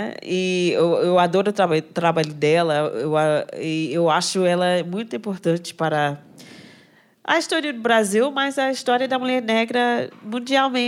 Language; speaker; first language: Portuguese; non-native, fluent; English